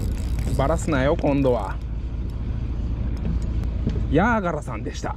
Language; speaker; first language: Japanese; native; Japanese